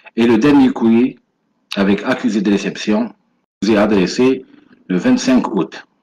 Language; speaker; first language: French; non-native, local second language; Arabic